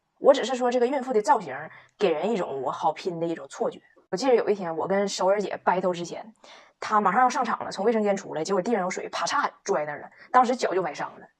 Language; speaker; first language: Chinese; native; Chinese